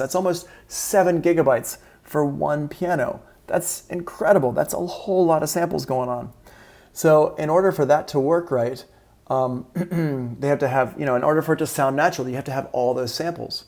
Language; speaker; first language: English; native; English